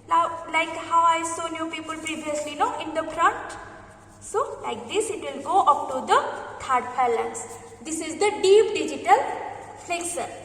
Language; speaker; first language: English; non-native, local second language; Hindi